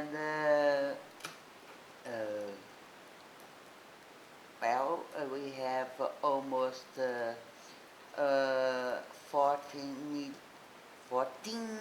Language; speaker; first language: English; non-native, learner; Portuguese